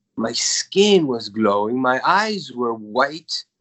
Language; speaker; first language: English; non-native, fluent; Spanish